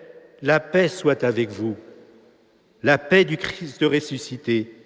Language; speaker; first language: French; native; French